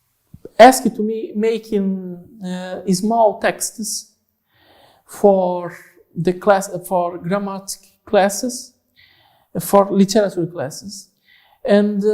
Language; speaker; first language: English; non-native, learner; Portuguese